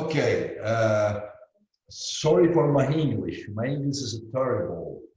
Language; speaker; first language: English; non-native, learner; Italian